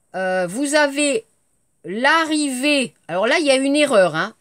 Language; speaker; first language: French; native; French